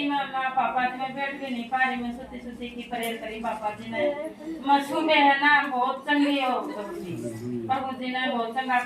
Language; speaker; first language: Hindi; non-native, local second language; Punjabi